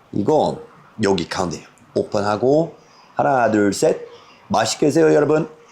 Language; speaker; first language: Korean; non-native, fluent; French